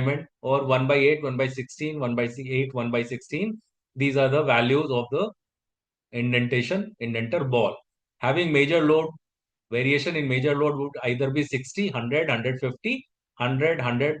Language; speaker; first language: English; non-native, local second language; Hindi